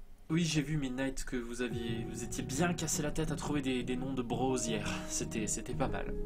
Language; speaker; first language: French; native; French